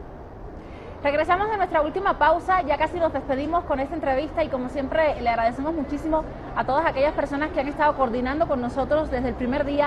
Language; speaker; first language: Spanish; native; Spanish